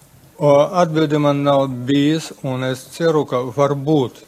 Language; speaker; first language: Latvian; non-native, local second language; Russian